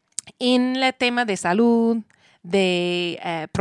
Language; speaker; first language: Spanish; non-native, learner; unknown